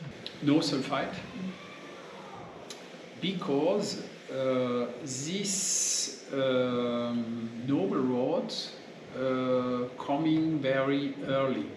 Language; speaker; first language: English; non-native, learner; French